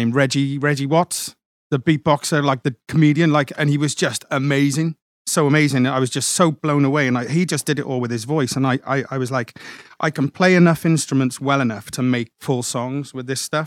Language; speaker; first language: English; native; English